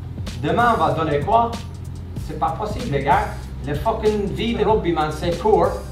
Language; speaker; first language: French; non-native, learner; English